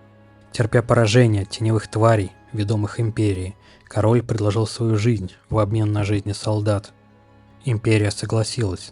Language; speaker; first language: Russian; native; Russian